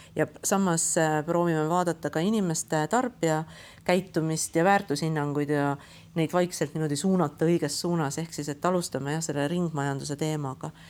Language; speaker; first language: Estonian; native; Estonian